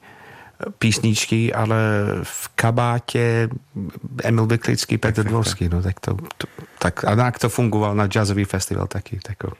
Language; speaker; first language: Czech; non-native, fluent; English